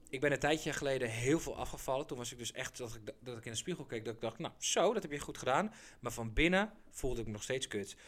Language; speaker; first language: Dutch; early bilingual, other home language; Persian